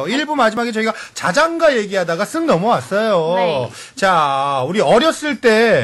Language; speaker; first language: Korean; native; Korean